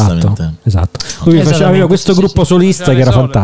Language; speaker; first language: Italian; native; Italian